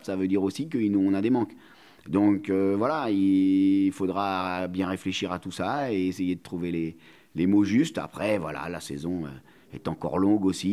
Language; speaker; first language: French; native; French